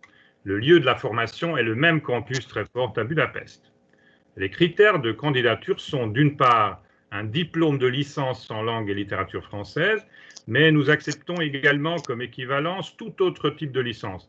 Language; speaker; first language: French; non-native, fluent; Hungarian